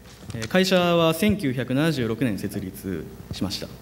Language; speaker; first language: Japanese; native; Japanese